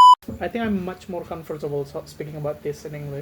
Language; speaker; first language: English; non-native, fluent; Indonesian